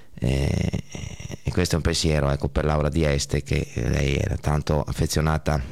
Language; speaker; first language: Italian; native; Italian